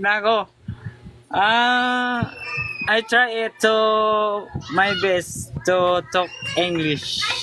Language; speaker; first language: English; non-native, local second language; Filipino